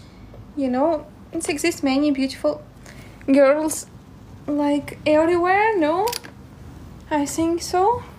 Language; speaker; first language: English; non-native, learner; Ukrainian